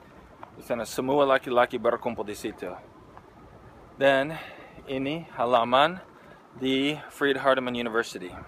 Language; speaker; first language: Indonesian; non-native, fluent; English